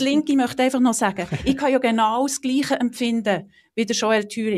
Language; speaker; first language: German; native; German